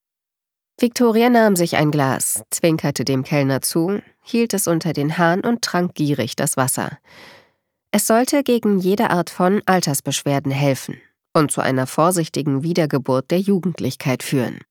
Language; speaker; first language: German; native; German